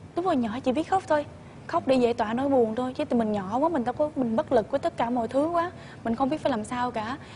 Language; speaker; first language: Vietnamese; native; Vietnamese